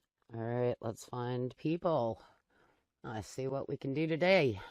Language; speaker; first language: English; native; English